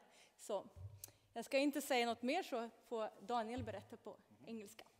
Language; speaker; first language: Swedish; non-native, fluent; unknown